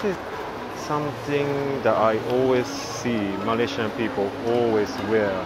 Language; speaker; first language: English; non-native, fluent; Japanese